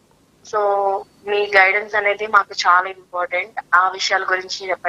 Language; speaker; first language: Telugu; native; Telugu